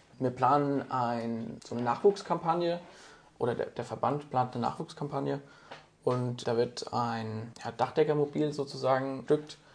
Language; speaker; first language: German; native; German